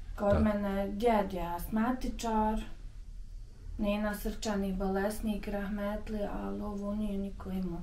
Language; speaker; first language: Bosnian; native; Bosnian